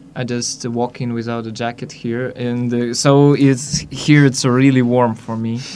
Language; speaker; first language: English; non-native, learner; Hungarian